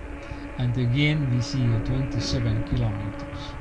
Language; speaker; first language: English; non-native, learner; Estonian